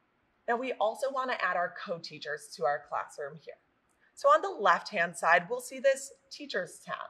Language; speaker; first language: English; native; English